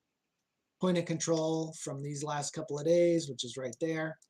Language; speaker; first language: English; native; English